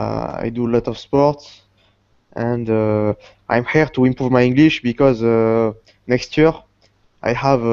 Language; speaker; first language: English; non-native, learner; Portuguese